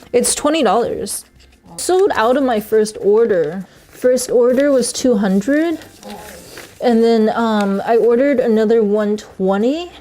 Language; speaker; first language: English; early bilingual, other home language; Chinese